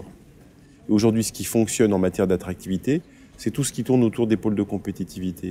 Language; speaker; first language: French; native; French